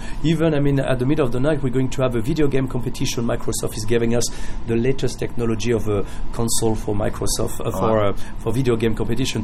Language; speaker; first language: English; non-native, fluent; French